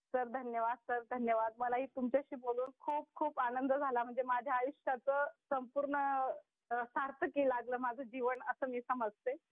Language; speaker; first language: Hindi; non-native, local second language; Marathi